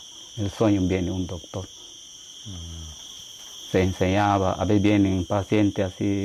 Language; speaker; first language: Spanish; non-native, local second language; Shipibo-Conibo